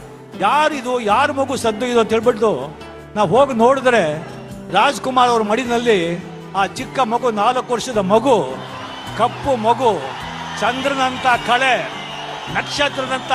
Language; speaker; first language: Kannada; non-native, local second language; Marathi